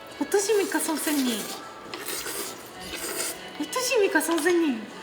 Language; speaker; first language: Korean; non-native, learner; Japanese